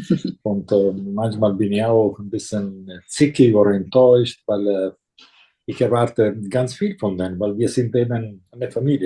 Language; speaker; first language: German; non-native, fluent; Italian